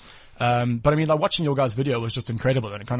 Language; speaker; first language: English; native; English